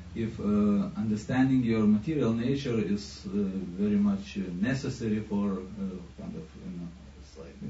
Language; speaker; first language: English; non-native, fluent; Lithuanian